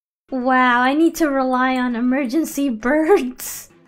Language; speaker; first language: English; early bilingual, other home language; Spanish